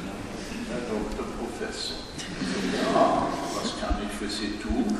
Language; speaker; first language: German; non-native, learner; Swedish